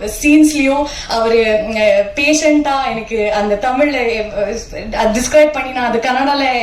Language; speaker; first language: Tamil; non-native, learner; Kannada